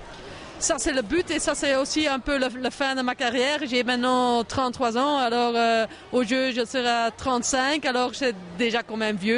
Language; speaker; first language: French; non-native, local second language; Dutch